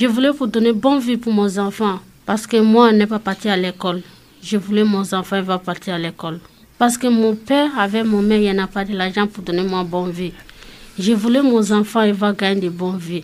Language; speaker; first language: French; non-native, learner; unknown